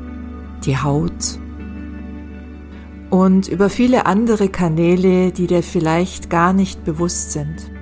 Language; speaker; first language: German; native; German